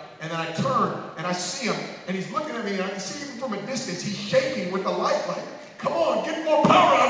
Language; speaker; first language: English; native; English